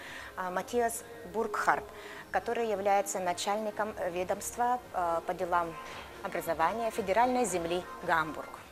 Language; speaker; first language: Russian; native; Russian